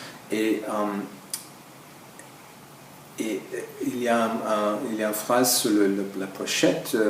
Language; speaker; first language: French; non-native, fluent; English